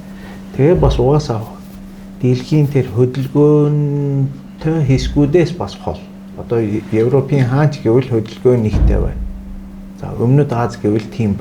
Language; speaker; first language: Mongolian; non-native, fluent; Turkish